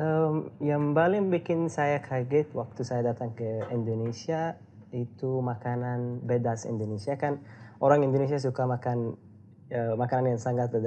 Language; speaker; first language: Indonesian; non-native, learner; Arabic